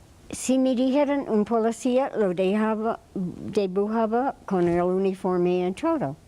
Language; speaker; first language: Spanish; non-native, fluent; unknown